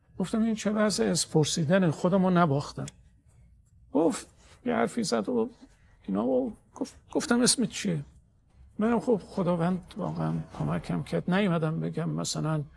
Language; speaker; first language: Persian; early bilingual, heritage; Persian